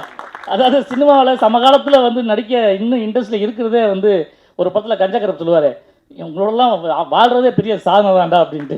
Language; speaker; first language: Tamil; native; Tamil